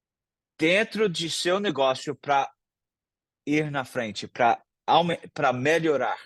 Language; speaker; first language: Portuguese; non-native, fluent; English